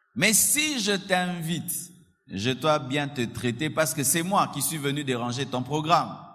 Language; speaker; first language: French; non-native, local second language; Lingala